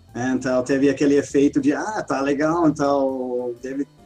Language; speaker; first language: Portuguese; non-native, fluent; English